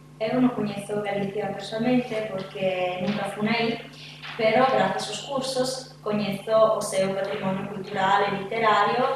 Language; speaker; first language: Galician; non-native, learner; Italian